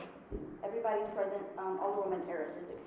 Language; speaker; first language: English; native; English